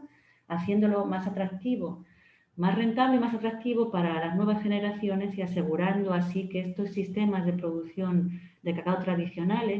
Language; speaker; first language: Spanish; native; Spanish